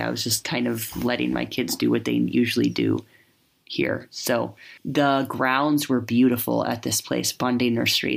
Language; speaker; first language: English; native; English